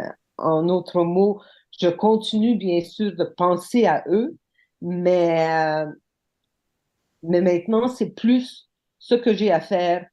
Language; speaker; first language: French; non-native, local second language; English